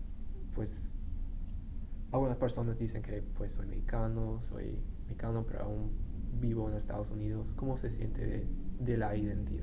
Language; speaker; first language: Spanish; non-native, fluent; English